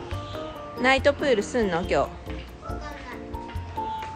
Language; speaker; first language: Japanese; native; Japanese